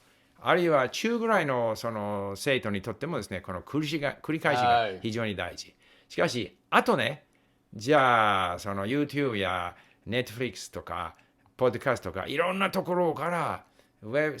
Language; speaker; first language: Japanese; non-native, fluent; English